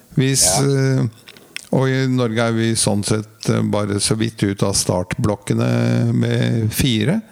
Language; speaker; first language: Norwegian; native; Norwegian